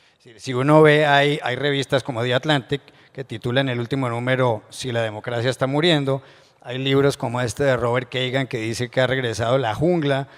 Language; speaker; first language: Spanish; native; Spanish